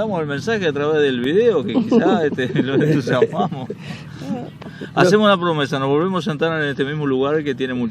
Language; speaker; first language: Spanish; native; Spanish